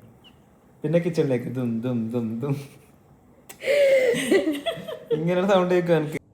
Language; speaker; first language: Malayalam; native; Malayalam